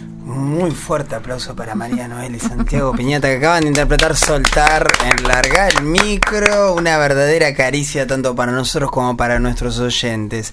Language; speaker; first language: Spanish; native; Spanish